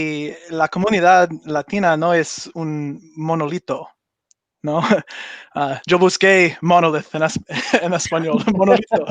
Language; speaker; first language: Spanish; non-native, learner; English